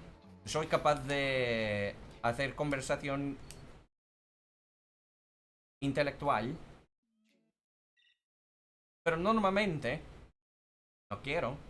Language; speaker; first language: Spanish; non-native, fluent; English